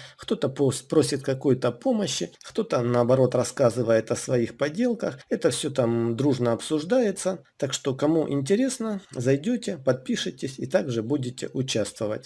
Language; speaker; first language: Russian; native; Russian